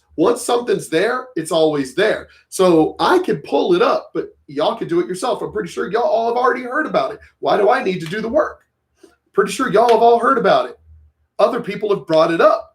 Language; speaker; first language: English; native; English